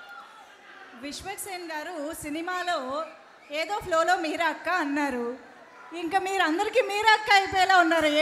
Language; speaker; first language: Telugu; native; Telugu